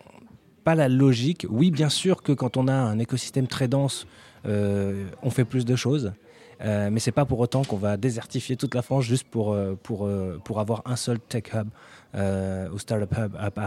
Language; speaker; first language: French; native; French